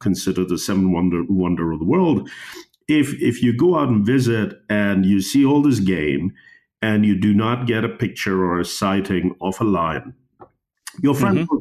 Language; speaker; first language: English; native; English